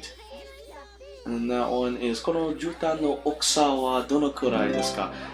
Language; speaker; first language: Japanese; non-native, learner; English